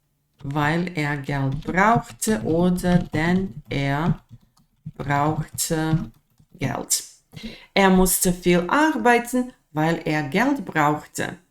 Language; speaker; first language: German; non-native, fluent; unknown